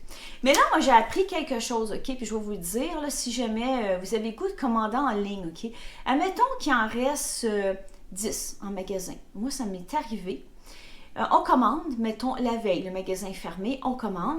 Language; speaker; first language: French; native; French